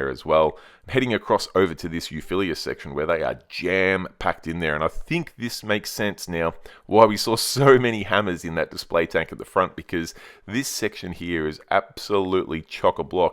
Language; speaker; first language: English; native; English